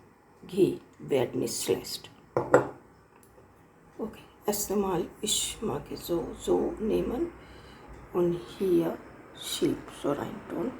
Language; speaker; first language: German; non-native, learner; Hindi